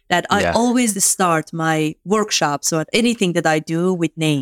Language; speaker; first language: English; non-native, fluent; Persian